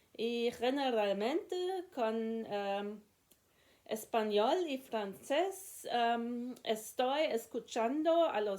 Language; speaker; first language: Spanish; non-native, learner; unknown